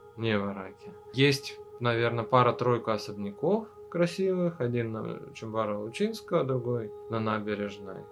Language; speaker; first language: Russian; native; Russian